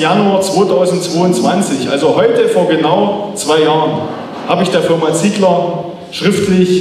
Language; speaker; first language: German; native; German